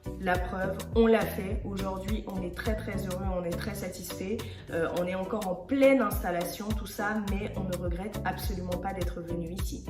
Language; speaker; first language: French; early bilingual, other home language; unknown